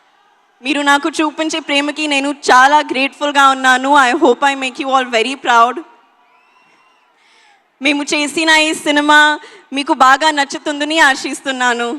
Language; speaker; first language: Telugu; non-native, learner; Hindi